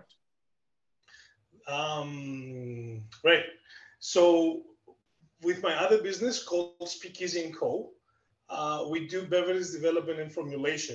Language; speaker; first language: English; non-native, fluent; Greek